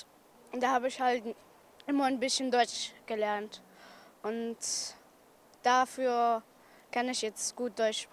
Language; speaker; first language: German; early bilingual, other home language; Persian